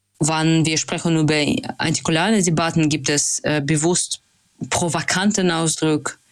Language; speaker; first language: German; non-native, fluent; Russian